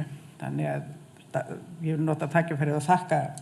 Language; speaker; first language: Icelandic; native; Icelandic